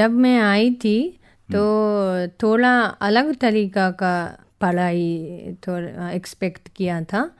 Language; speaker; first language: Hindi; non-native, fluent; Japanese